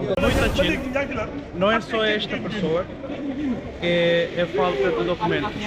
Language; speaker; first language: Portuguese; non-native, learner; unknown